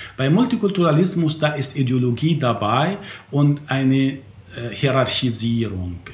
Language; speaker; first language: German; non-native, fluent; Arabic